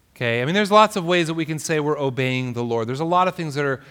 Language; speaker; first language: English; native; English